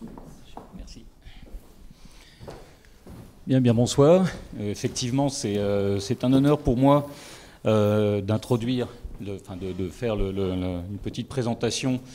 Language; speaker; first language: French; native; French